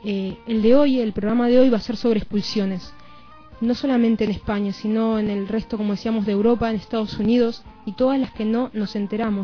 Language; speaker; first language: Spanish; native; Spanish